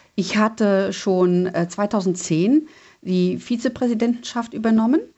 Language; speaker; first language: German; native; German